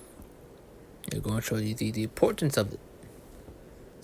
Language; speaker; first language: English; native; English